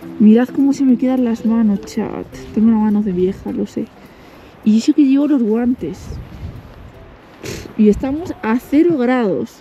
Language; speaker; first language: Spanish; native; Spanish